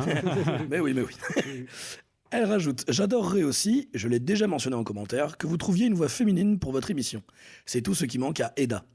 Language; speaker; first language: French; native; French